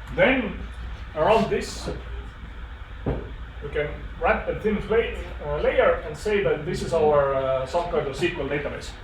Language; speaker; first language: English; non-native, fluent; Estonian